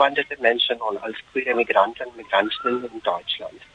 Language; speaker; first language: German; non-native, fluent; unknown